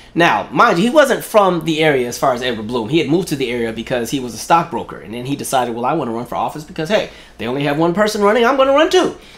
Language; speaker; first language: English; native; English